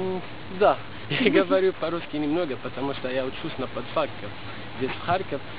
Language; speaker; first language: Russian; non-native, learner; Arabic